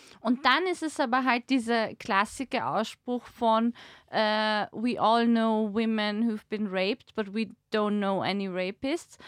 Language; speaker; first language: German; native; German